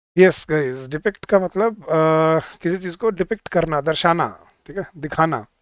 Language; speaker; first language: Hindi; native; Hindi